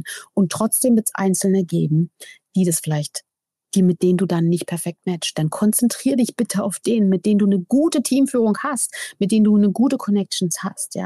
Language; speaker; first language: German; native; German